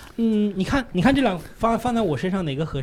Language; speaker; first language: Chinese; native; Chinese